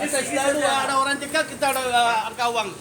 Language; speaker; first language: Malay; non-native, learner; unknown